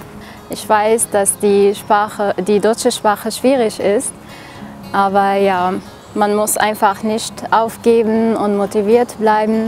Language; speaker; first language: German; non-native, fluent; Arabic